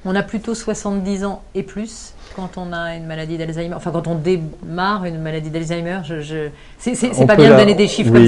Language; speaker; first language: French; native; French